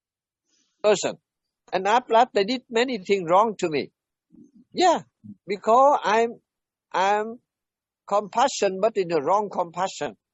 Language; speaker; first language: English; non-native, learner; Vietnamese